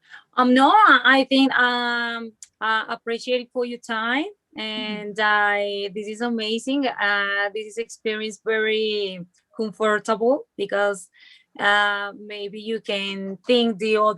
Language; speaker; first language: English; non-native, learner; Spanish